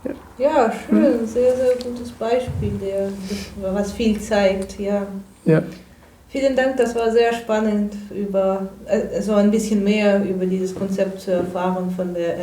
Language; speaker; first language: German; non-native, fluent; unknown